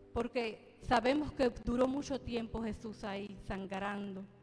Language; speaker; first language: Spanish; native; Spanish